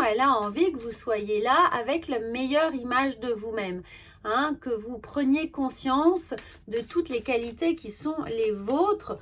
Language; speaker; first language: French; native; French